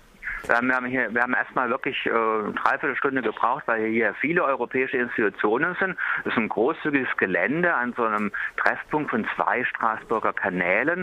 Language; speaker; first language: German; native; German